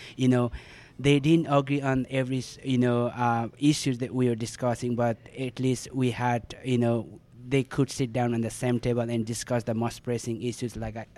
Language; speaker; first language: English; non-native, local second language; Nepali